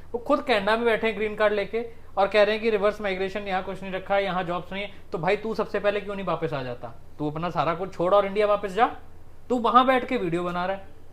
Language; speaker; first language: Hindi; non-native, local second language; Punjabi